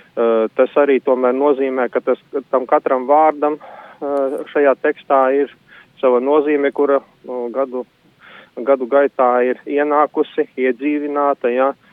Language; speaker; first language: Latvian; native; Latvian